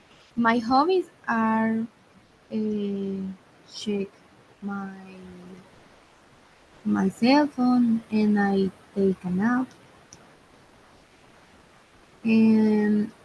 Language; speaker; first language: English; non-native, learner; Spanish